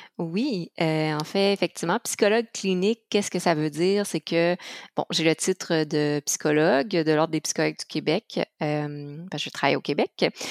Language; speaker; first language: French; native; French